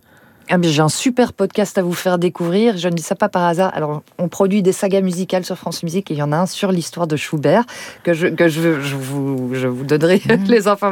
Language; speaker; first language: French; native; French